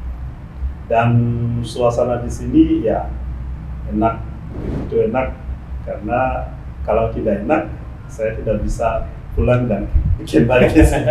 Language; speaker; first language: Indonesian; non-native, fluent; Rundi